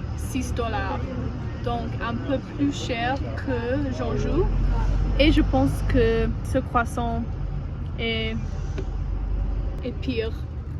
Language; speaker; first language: French; non-native, learner; English